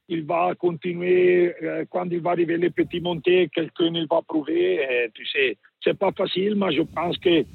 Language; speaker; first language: French; non-native, learner; Italian